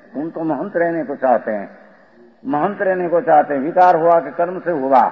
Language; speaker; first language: Hindi; non-native, local second language; Gujarati